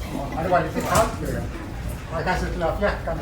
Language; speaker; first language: Swedish; native; Swedish